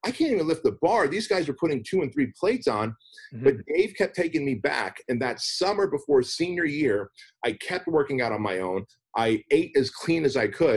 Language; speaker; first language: English; early bilingual, other home language; Armenian